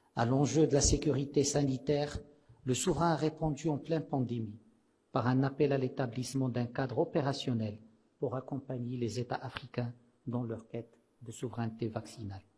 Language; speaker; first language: French; non-native, local second language; Arabic